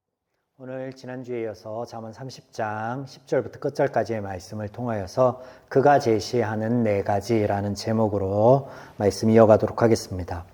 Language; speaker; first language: Korean; native; Korean